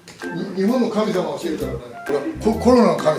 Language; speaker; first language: Japanese; native; Japanese